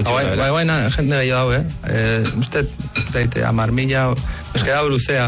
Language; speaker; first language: Basque; early bilingual, other home language; Arabic